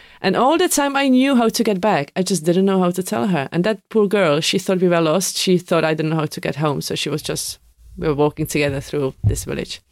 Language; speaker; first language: English; non-native, fluent; Czech